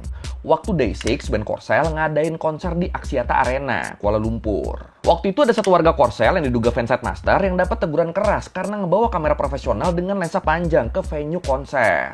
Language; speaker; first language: Indonesian; native; Indonesian